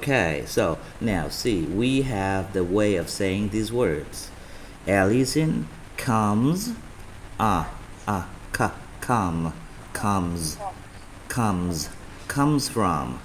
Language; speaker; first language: English; non-native, fluent; Vietnamese